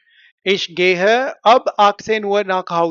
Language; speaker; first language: German; non-native, fluent; Hindi